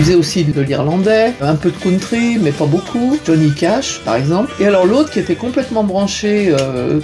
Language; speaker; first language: French; native; French